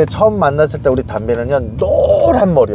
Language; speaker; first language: Korean; native; Korean